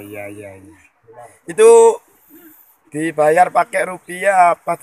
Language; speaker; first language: Indonesian; native; Indonesian